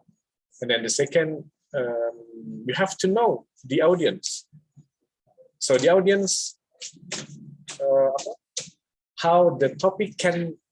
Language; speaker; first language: English; non-native, fluent; Indonesian